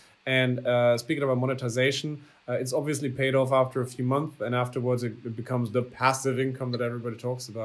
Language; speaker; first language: English; non-native, fluent; German